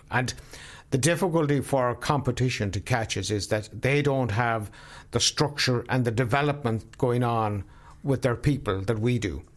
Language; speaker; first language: English; native; English